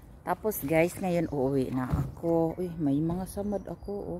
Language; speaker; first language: Filipino; native; Filipino